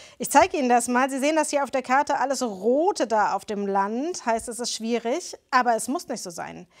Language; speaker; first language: German; native; German